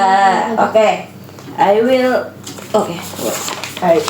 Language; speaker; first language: English; non-native, learner; Indonesian